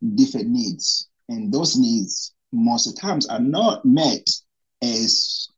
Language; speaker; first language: English; non-native, local second language; Rundi